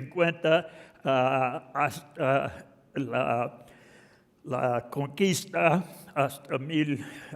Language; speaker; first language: Spanish; non-native, fluent; English